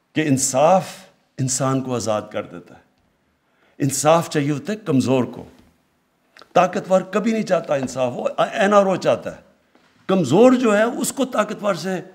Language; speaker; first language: Urdu; native; Urdu